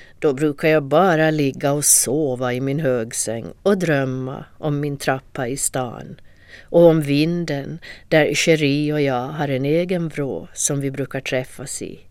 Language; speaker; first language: Swedish; native; Swedish